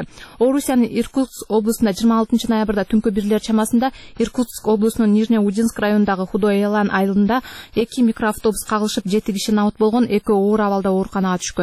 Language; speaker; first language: Kyrgyz; native; Kyrgyz